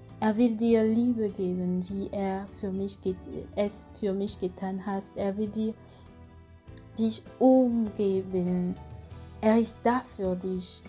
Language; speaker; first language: German; non-native, fluent; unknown